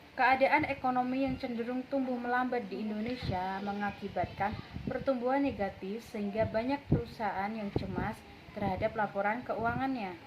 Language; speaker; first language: Indonesian; native; Indonesian